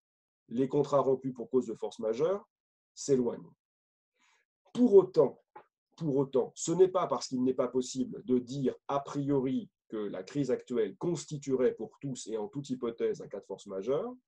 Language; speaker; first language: French; native; French